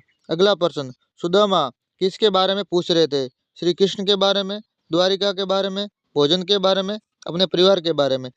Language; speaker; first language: Hindi; native; Hindi